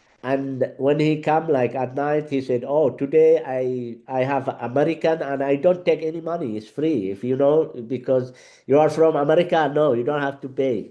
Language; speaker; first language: English; non-native, learner; Arabic